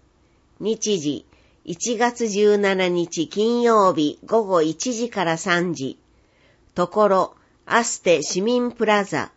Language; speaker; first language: Japanese; native; Japanese